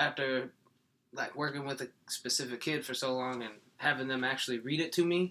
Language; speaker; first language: English; native; English